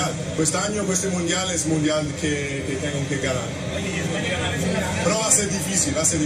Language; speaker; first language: Spanish; non-native, learner; English